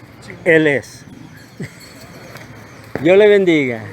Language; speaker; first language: Spanish; non-native, learner; English